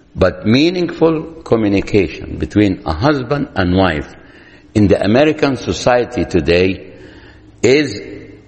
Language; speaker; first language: English; non-native, fluent; Arabic